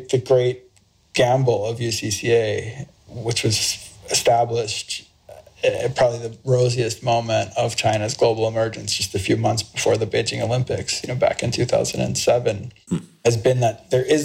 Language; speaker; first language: English; native; English